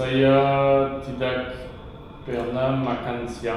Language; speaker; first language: Indonesian; non-native, learner; English